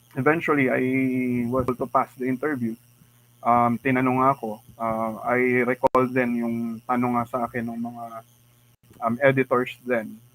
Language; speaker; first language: Filipino; native; Filipino